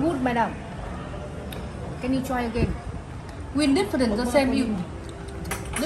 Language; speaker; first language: English; non-native, learner; Vietnamese